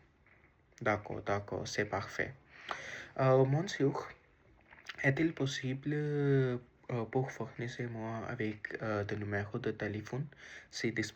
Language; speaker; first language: French; non-native, learner; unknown